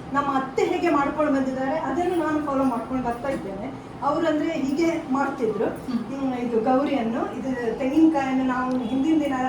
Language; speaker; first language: Kannada; non-native, local second language; Konkani